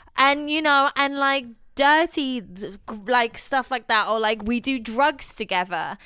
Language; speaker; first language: English; non-native, fluent; Polish